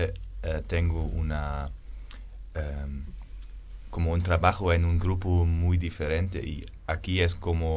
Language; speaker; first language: Spanish; non-native, learner; German